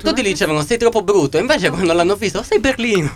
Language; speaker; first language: Italian; native; Italian